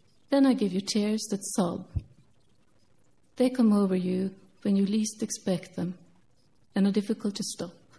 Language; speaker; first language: English; non-native, fluent; Norwegian